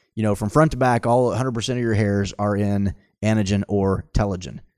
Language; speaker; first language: English; native; English